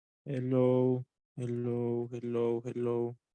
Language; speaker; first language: English; non-native, learner; Spanish